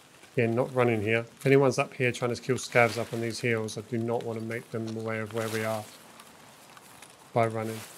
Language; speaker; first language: English; native; English